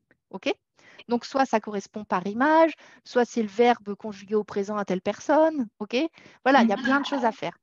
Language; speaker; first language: French; native; French